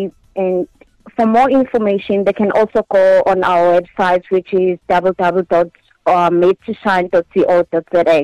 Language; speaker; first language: English; non-native, local second language; Zulu